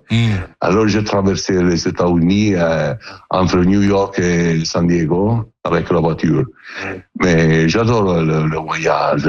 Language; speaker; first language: French; non-native, learner; Italian